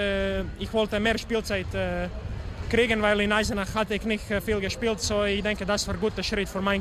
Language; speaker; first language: German; non-native, learner; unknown